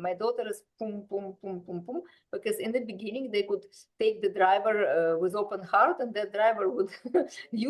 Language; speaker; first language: English; non-native, fluent; Russian